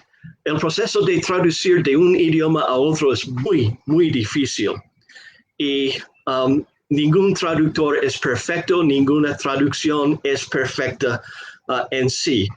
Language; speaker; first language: Spanish; non-native, fluent; English